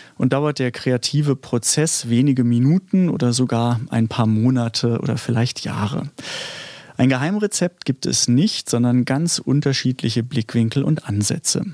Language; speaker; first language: German; native; German